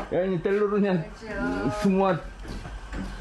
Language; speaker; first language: Indonesian; non-native, fluent; Korean